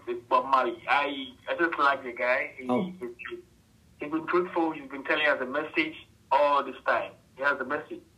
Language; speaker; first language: English; non-native, local second language; Akan